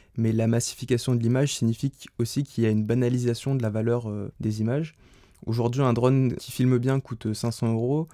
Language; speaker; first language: French; native; French